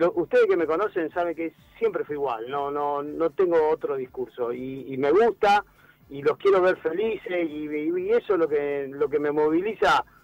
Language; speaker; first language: Spanish; native; Spanish